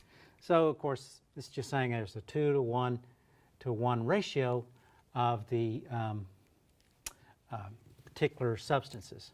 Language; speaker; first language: English; native; English